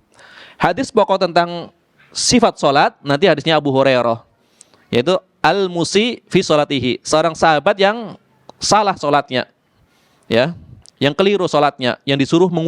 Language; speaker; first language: Indonesian; native; Indonesian